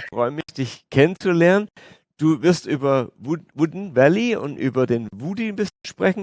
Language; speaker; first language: German; native; German